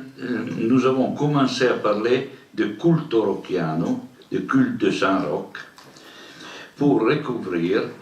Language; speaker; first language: French; non-native, learner; Italian